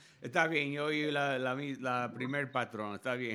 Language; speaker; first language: Spanish; non-native, learner; English